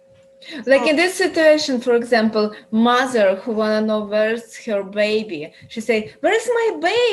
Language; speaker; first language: English; non-native, learner; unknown